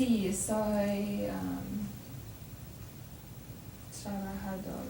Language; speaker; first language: Spanish; non-native, learner; English